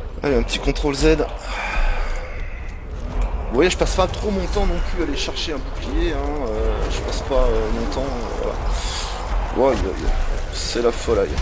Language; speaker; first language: French; native; French